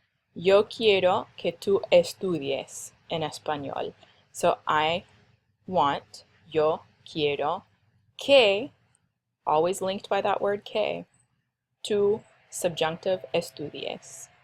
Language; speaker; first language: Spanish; non-native, fluent; English